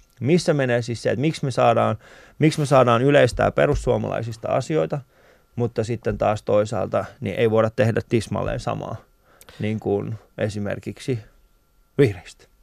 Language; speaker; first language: Finnish; early bilingual, other home language; Persian